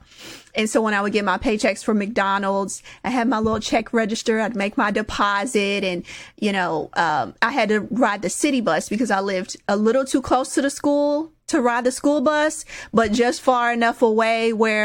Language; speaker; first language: English; native; English